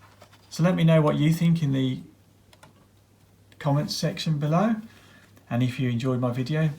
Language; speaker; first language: English; native; English